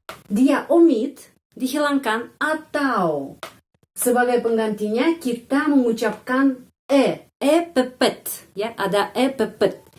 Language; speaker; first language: Indonesian; non-native, fluent; Russian